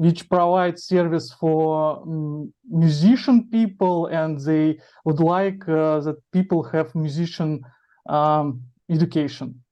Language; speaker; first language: English; non-native, learner; Russian